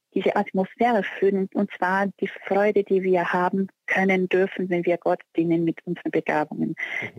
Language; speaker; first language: German; non-native, fluent; Portuguese